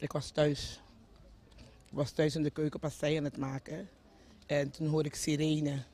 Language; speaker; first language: Dutch; non-native, fluent; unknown